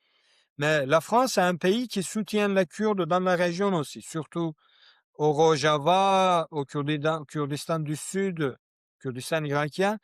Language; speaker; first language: French; non-native, learner; Kurdish